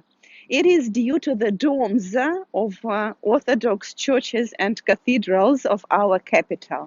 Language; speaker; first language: English; non-native, fluent; Russian